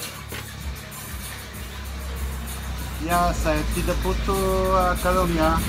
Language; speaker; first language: Indonesian; non-native, learner; English